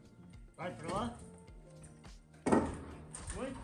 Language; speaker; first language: Portuguese; non-native, learner; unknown